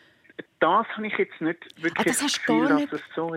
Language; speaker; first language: German; native; German